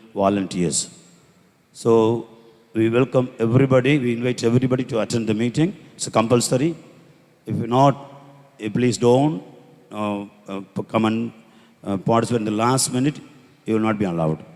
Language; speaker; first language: English; non-native, local second language; Tamil